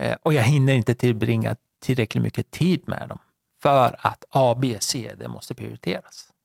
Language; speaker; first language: Swedish; non-native, fluent; Persian